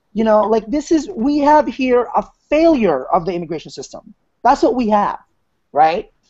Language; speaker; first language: English; non-native, local second language; Filipino